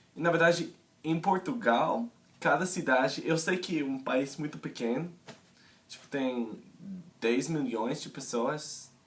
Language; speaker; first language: Portuguese; non-native, fluent; English